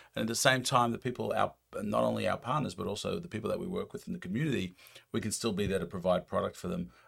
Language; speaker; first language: English; native; English